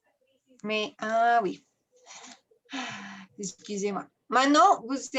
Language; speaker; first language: French; non-native, fluent; Spanish